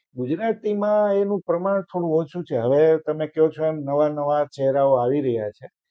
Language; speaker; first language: Gujarati; native; Gujarati